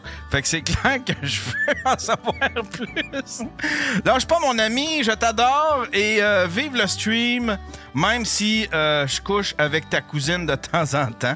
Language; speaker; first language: French; native; French